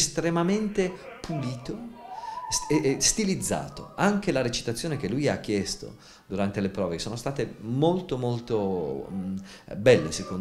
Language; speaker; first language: Italian; native; Italian